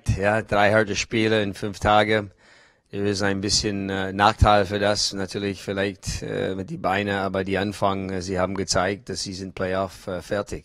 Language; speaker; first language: German; non-native, learner; English